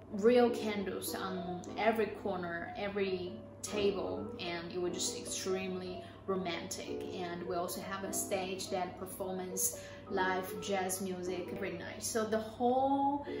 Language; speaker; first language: English; non-native, fluent; Chinese